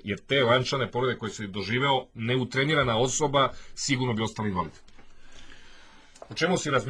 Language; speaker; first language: Serbian; native; Serbian